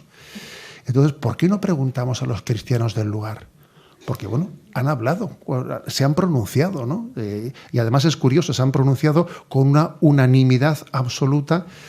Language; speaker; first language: Spanish; native; Spanish